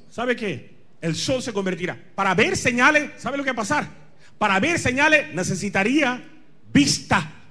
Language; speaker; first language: Spanish; non-native, fluent; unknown